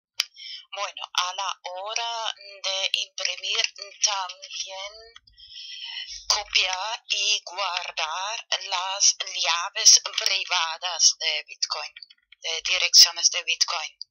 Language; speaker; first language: Spanish; non-native, fluent; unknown